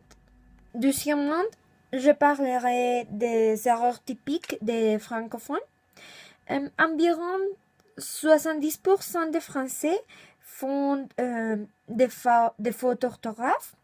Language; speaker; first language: French; non-native, learner; Spanish